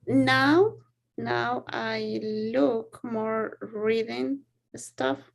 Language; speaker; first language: English; non-native, learner; Spanish